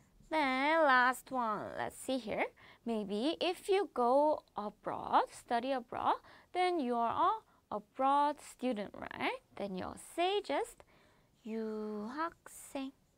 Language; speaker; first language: English; non-native, fluent; Korean